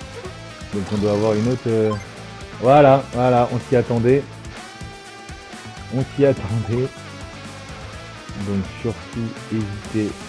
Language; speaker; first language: French; native; French